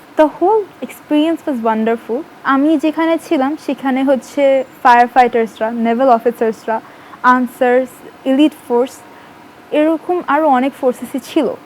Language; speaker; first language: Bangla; early bilingual, other home language; Urdu